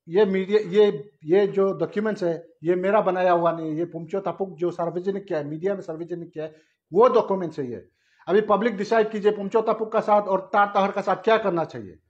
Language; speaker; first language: Hindi; non-native, local second language; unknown